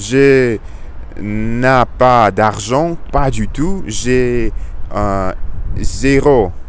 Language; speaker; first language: French; non-native, learner; Russian